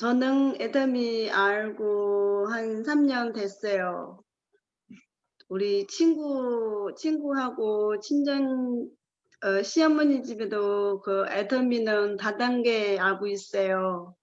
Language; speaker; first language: Korean; non-native, learner; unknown